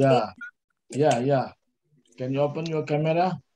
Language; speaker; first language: English; non-native, fluent; Indonesian